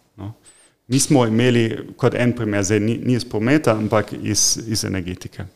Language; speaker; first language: Slovenian; non-native, fluent; German